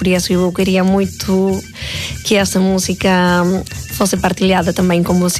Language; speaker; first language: Portuguese; non-native, fluent; Spanish